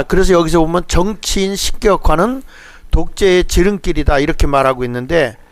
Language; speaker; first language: Korean; native; Korean